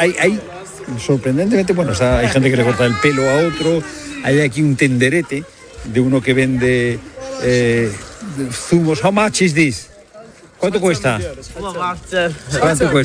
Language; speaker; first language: Spanish; native; Spanish